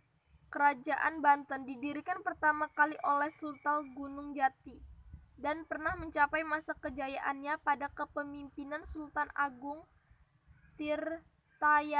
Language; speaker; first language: Indonesian; native; Indonesian